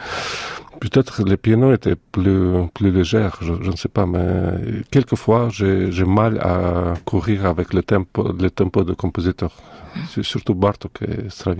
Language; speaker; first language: French; non-native, fluent; Russian